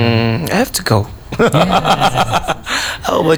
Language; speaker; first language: English; non-native, learner; Indonesian